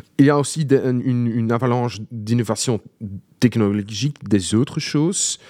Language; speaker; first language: French; non-native, local second language; Dutch